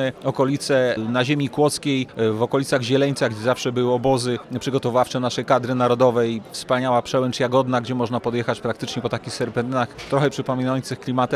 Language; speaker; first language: Polish; native; Polish